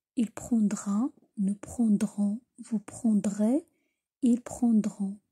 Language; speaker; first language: French; non-native, local second language; Arabic